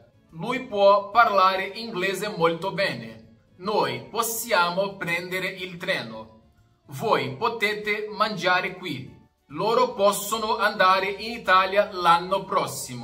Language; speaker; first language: Italian; non-native, fluent; Portuguese